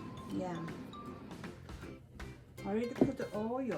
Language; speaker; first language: English; non-native, learner; Chinese